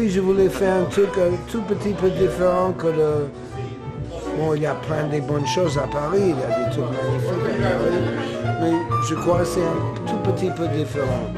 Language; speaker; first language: French; non-native, fluent; English